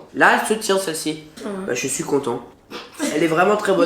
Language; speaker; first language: French; native; French